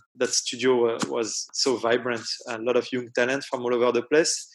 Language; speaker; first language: English; non-native, fluent; French